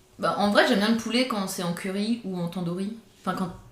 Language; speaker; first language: French; native; French